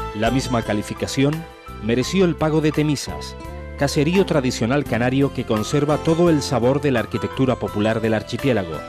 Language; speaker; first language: Spanish; native; Spanish